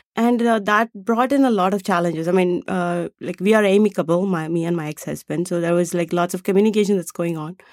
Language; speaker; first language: English; non-native, local second language; Tamil